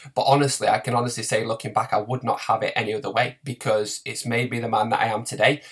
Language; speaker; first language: English; native; English